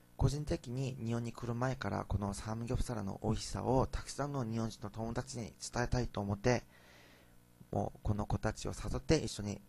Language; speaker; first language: Japanese; non-native, fluent; Korean